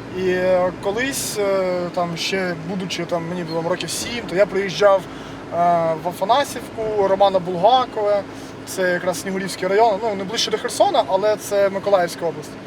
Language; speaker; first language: Ukrainian; native; Ukrainian